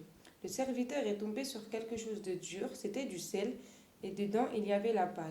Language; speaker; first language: French; native; French